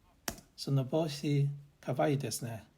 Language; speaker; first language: Japanese; non-native, learner; English